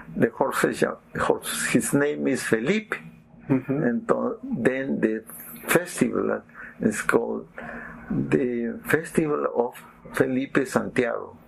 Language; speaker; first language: English; non-native, fluent; Spanish